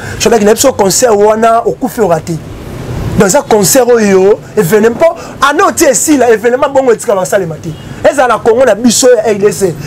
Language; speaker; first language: Lingala; native; Lingala